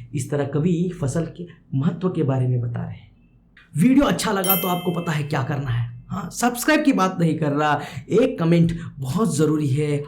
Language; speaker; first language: Hindi; non-native, local second language; Kannada